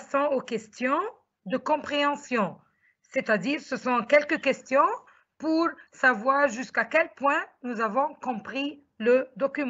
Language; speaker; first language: French; non-native, fluent; Arabic